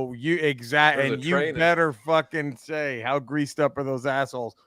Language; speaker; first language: English; native; English